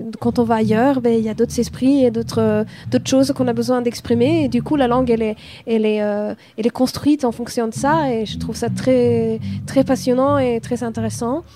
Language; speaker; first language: French; non-native, fluent; Swedish